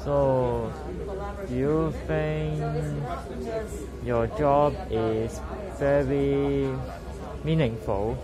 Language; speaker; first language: English; non-native, learner; Cantonese